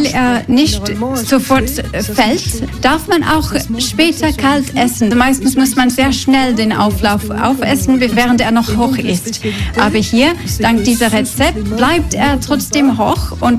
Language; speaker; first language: German; non-native, fluent; English